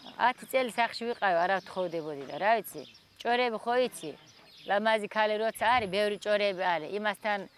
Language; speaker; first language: Georgian; non-native, local second language; Avaric